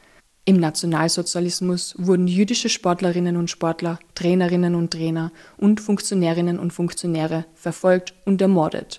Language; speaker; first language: German; native; German